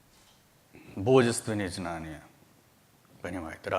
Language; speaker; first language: Russian; non-native, learner; Hindi